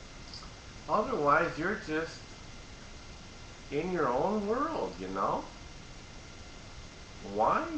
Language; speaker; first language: English; native; English